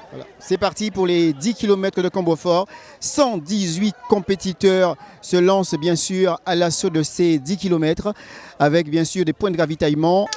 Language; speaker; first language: French; native; French